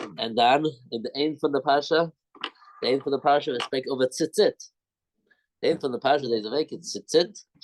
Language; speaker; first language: Dutch; non-native, fluent; English